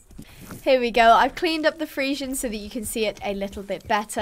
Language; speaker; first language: English; native; English